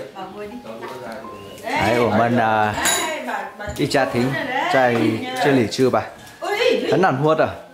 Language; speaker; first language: Chinese; non-native, fluent; Vietnamese